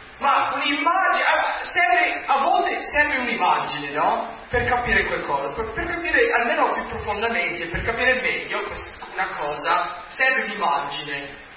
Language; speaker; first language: Italian; non-native, fluent; English